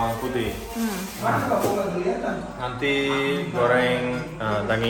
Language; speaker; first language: Indonesian; non-native, learner; German